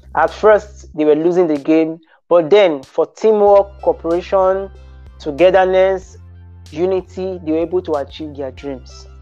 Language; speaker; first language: English; non-native, local second language; Bini